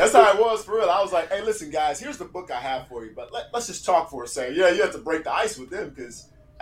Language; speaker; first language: English; native; English